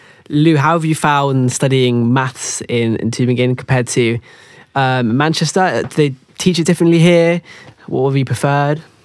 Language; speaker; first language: English; native; English